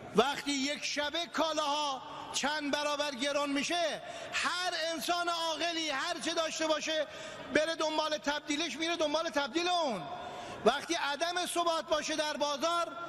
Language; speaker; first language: Persian; native; Persian